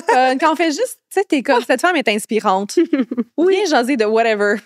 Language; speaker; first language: French; native; French